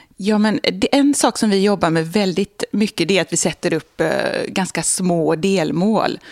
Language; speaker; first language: Swedish; native; Swedish